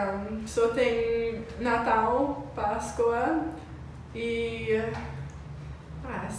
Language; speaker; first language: Portuguese; non-native, learner; English